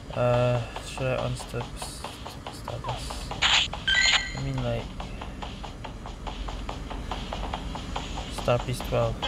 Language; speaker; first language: English; non-native, local second language; Malay